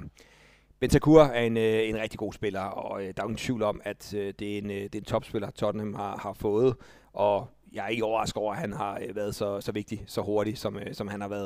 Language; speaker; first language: Danish; native; Danish